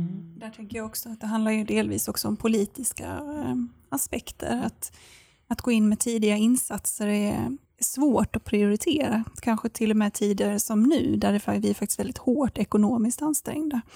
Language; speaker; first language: Swedish; native; Swedish